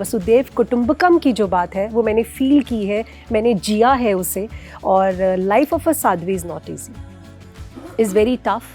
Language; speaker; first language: Hindi; native; Hindi